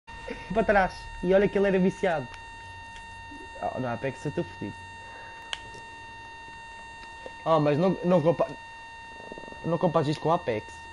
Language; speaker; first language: Portuguese; native; Portuguese